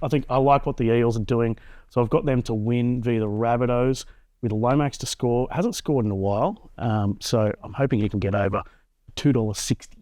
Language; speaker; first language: English; native; English